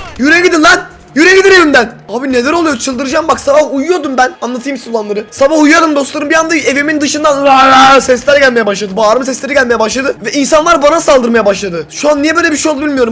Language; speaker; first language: Turkish; native; Turkish